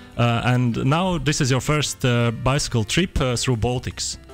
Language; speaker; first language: English; non-native, fluent; Latvian